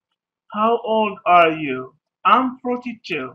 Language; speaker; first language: English; non-native, fluent; Arabic